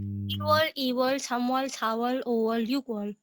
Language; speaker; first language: Korean; non-native, learner; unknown